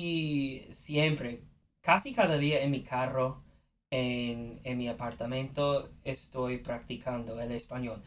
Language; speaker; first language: Spanish; non-native, fluent; English